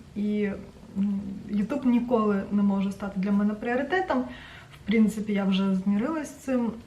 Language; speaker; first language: Ukrainian; non-native, local second language; Russian